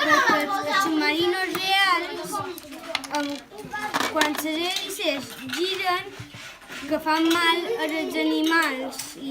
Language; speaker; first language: Catalan; non-native, local second language; Spanish